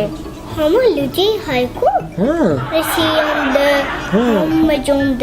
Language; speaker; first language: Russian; non-native, learner; Tajik